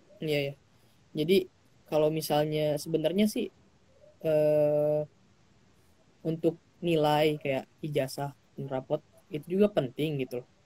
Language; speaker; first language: Indonesian; native; Indonesian